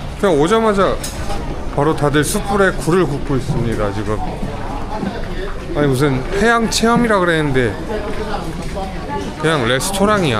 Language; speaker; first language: Korean; native; Korean